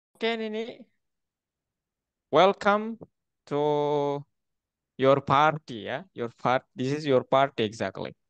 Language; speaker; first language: English; non-native, fluent; Indonesian